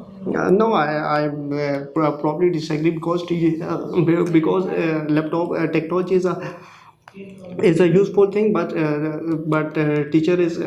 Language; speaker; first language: English; non-native, learner; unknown